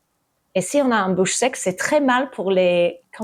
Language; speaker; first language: French; early bilingual, heritage; English